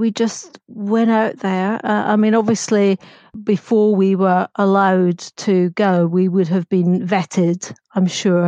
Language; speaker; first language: English; native; English